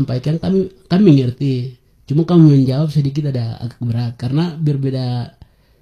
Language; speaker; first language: Indonesian; non-native, local second language; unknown